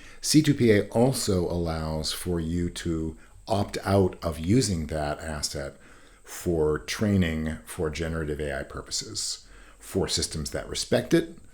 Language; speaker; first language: English; native; English